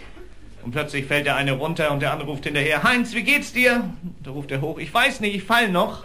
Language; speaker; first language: German; native; German